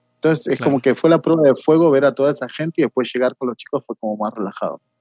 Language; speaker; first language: Spanish; native; Spanish